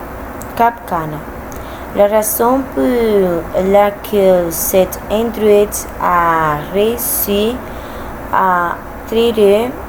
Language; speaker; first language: French; non-native, learner; Spanish